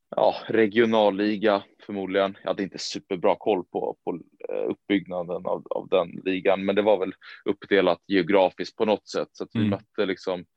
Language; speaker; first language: Swedish; native; Swedish